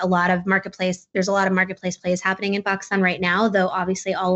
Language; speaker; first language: English; non-native, local second language; Urdu